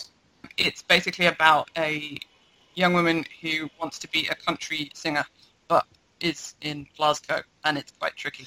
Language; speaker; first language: English; native; English